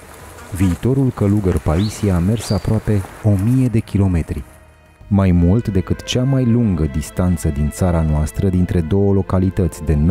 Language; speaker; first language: Romanian; native; Romanian